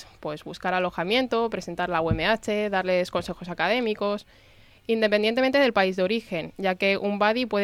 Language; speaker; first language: Spanish; native; Spanish